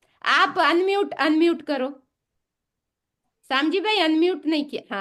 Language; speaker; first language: Hindi; native; Hindi